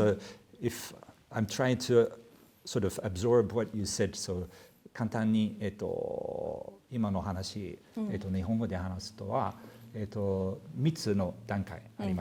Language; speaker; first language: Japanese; non-native, fluent; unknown